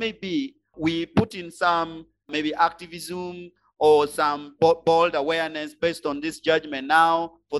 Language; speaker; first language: English; non-native, local second language; Acoli